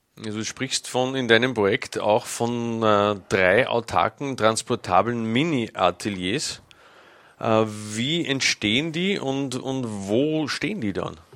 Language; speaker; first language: German; native; German